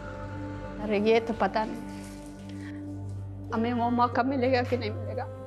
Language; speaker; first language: Hindi; non-native, fluent; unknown